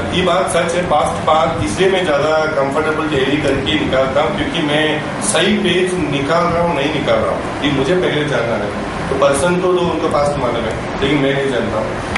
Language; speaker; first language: Hindi; non-native, local second language; Tamil